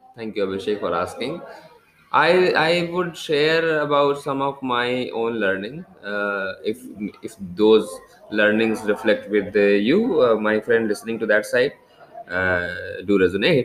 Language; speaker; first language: English; non-native, local second language; Hindi